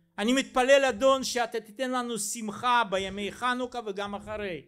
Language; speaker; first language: Hebrew; non-native, fluent; Russian